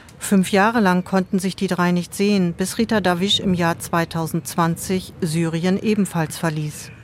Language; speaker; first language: German; native; German